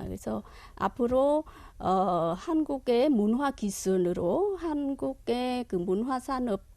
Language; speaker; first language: Korean; non-native, fluent; Vietnamese